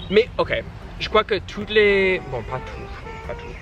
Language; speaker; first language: English; native; English